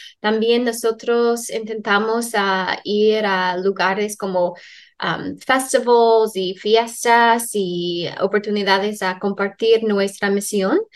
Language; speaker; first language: Spanish; non-native, fluent; English